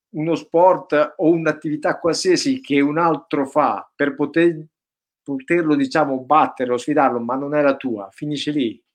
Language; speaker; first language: Italian; native; Italian